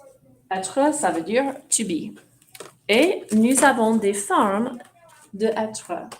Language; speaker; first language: French; non-native, fluent; English